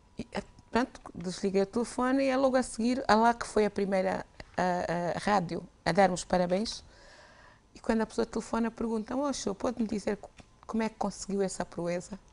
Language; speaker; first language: Portuguese; native; Portuguese